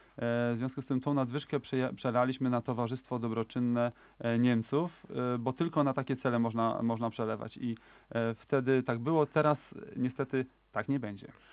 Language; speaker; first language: Polish; native; Polish